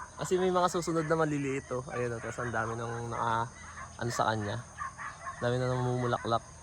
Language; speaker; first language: Filipino; native; Filipino